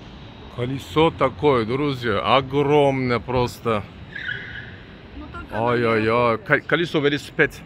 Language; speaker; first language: Russian; non-native, learner; Turkish